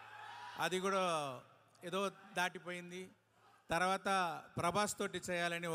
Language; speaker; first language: Telugu; non-native, local second language; Tamil